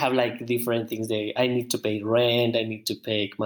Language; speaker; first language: English; non-native, learner; Spanish